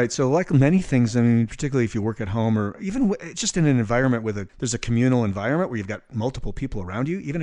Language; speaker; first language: English; native; English